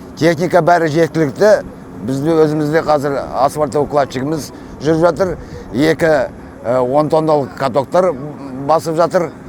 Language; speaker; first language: Kazakh; native; Kazakh